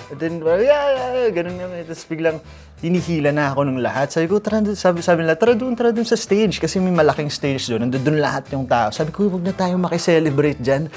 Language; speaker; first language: Filipino; native; Filipino